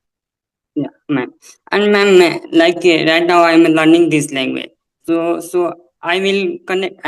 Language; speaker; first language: English; non-native, learner; Hindi